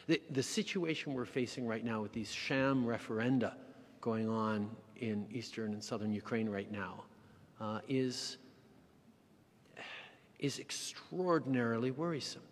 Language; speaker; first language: English; early bilingual, other home language; French